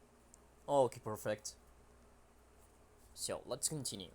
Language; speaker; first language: English; non-native, fluent; Spanish